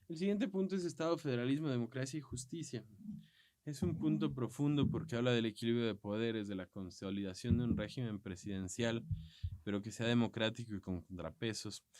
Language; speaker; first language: Spanish; native; Spanish